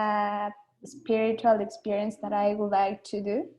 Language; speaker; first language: English; non-native, learner; Spanish